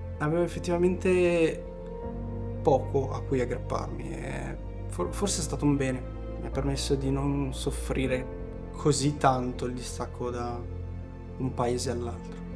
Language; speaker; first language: Italian; early bilingual, other home language; Portuguese